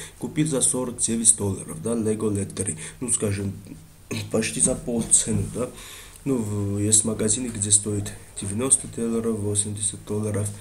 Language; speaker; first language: Russian; non-native, fluent; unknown